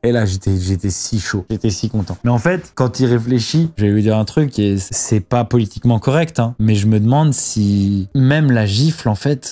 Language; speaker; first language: French; native; French